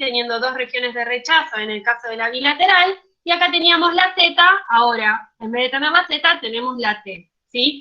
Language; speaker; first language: Spanish; native; Spanish